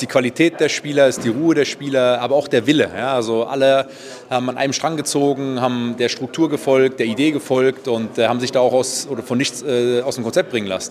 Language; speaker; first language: German; native; German